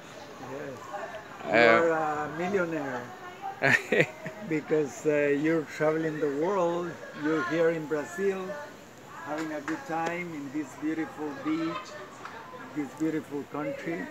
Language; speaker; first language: English; non-native, fluent; Spanish